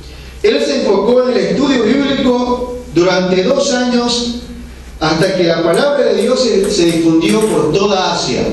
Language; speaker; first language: Spanish; non-native, fluent; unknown